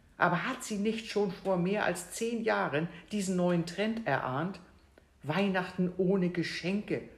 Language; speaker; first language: German; native; German